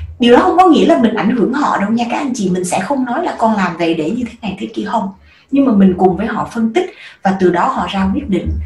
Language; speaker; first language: Vietnamese; native; Vietnamese